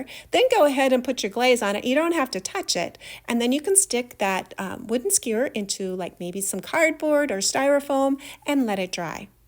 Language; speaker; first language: English; native; English